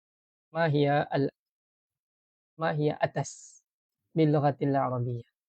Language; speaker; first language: Arabic; non-native, fluent; Malay